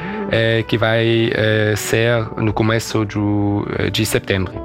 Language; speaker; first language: Portuguese; early bilingual, heritage; German